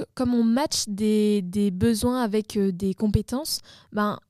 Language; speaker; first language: French; native; French